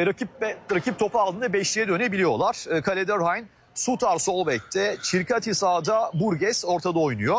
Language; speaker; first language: Turkish; native; Turkish